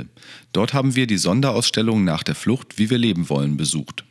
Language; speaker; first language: German; native; German